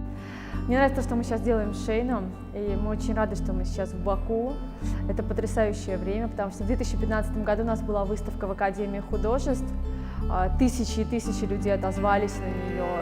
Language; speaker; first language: Russian; native; Russian